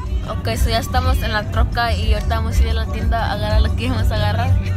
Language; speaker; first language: Spanish; early bilingual, heritage; Spanish